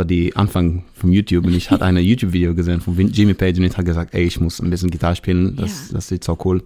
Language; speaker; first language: German; non-native, fluent; Hebrew